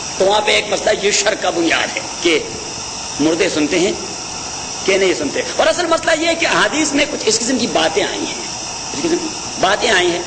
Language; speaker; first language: Urdu; non-native, local second language; Pashto